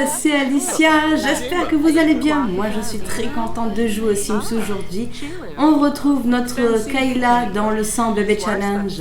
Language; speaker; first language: French; native; French